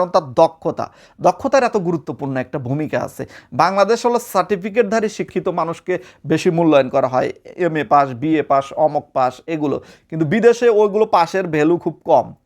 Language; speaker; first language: Bangla; native; Bangla